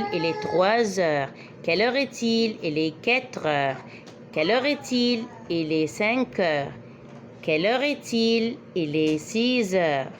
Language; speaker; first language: French; non-native, fluent; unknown